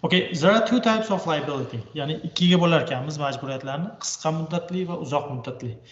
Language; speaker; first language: English; non-native, fluent; Uzbek